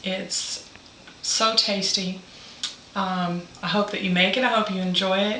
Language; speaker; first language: English; native; English